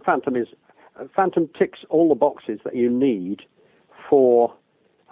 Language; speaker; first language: English; native; English